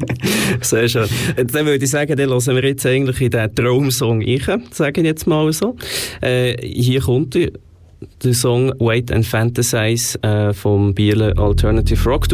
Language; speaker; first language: German; native; German